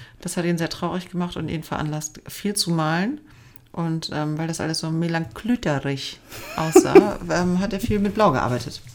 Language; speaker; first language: German; native; German